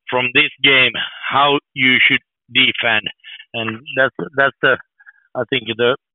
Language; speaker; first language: English; non-native, fluent; Finnish